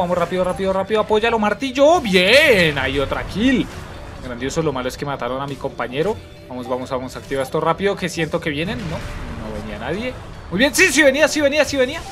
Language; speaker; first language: Spanish; native; Spanish